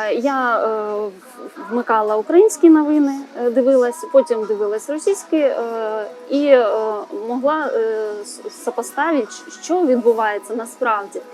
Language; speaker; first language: Ukrainian; non-native, fluent; Russian